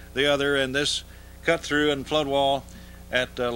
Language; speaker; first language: English; native; English